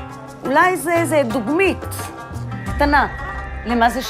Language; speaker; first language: Hebrew; native; Hebrew